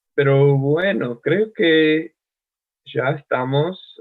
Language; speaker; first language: Spanish; non-native, learner; English